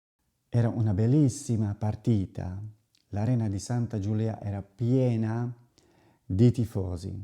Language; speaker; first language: Italian; non-native, fluent; Slovak